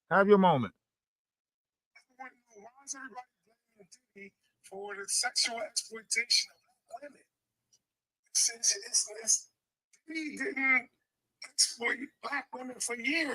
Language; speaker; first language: English; native; English